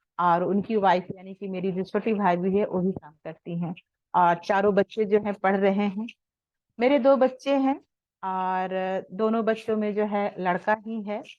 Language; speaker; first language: Hindi; native; Hindi